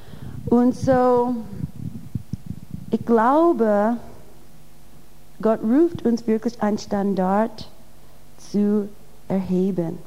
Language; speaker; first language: German; non-native, fluent; English